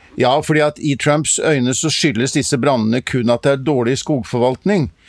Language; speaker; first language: Norwegian; native; Norwegian